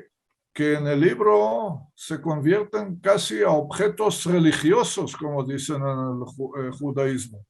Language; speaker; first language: Spanish; non-native, fluent; Hebrew